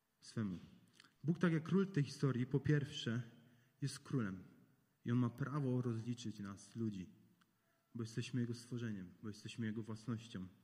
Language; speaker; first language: Polish; native; Polish